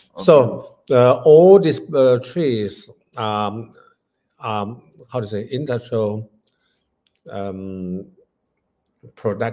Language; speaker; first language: English; non-native, learner; Chinese